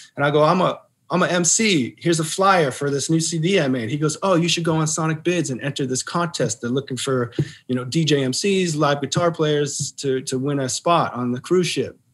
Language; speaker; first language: English; native; English